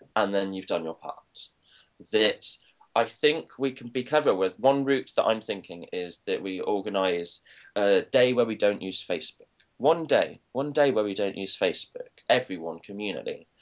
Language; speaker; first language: English; native; English